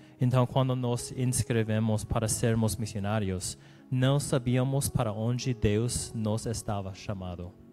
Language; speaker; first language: Portuguese; non-native, learner; English